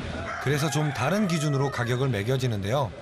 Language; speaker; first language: Korean; native; Korean